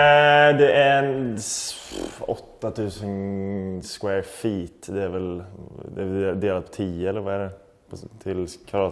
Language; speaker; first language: Swedish; native; Swedish